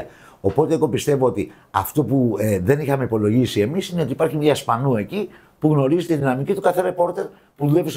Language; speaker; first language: Greek; native; Greek